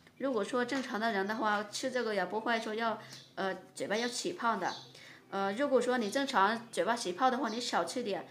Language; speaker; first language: Chinese; non-native, fluent; Lao